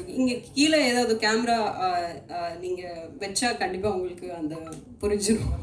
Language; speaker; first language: Tamil; non-native, learner; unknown